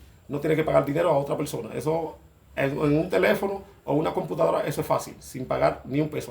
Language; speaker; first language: Spanish; non-native, fluent; Haitian Creole